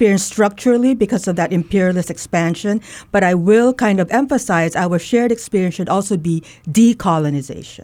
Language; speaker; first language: English; non-native, local second language; Waray